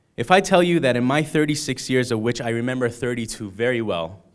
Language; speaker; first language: English; early bilingual, other home language; Persian